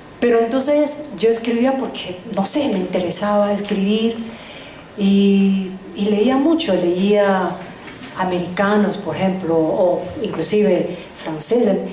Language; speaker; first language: Spanish; early bilingual, other home language; Chinese